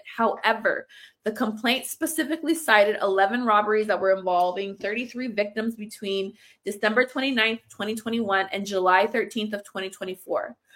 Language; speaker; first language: English; early bilingual, other home language; Spanish